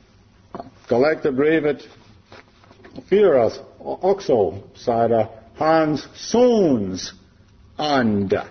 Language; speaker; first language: Swedish; non-native, learner; English